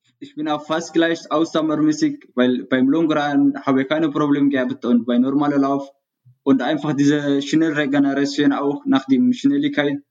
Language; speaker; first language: German; non-native, learner; Tigrinya